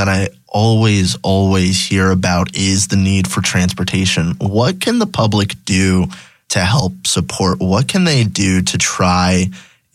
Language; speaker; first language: English; non-native, fluent; Spanish